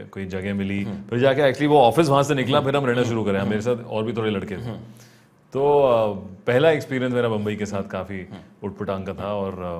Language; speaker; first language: Hindi; native; Hindi